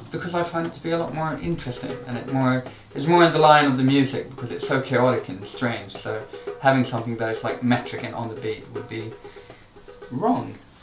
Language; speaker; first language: English; non-native, fluent; Swedish